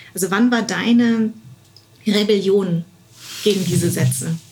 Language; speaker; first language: German; native; German